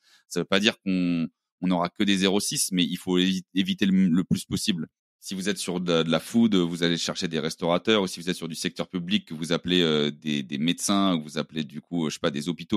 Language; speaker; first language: French; native; French